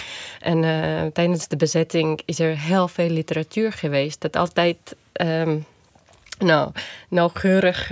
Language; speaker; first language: Dutch; non-native, fluent; Estonian